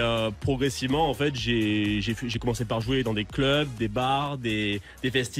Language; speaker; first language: French; native; French